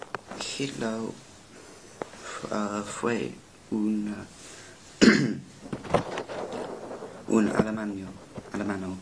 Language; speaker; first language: Spanish; non-native, learner; English